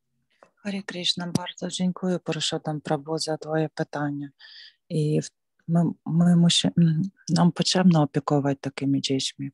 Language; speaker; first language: Polish; non-native, learner; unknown